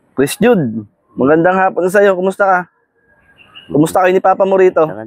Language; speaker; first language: Filipino; native; Filipino